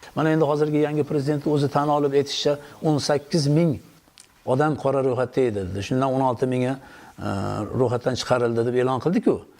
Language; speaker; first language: Uzbek; native; Uzbek